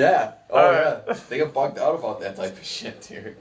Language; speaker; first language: English; native; English